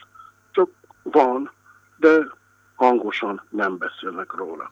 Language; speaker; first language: Hungarian; non-native, fluent; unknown